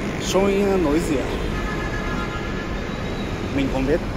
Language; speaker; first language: Vietnamese; non-native, learner; Japanese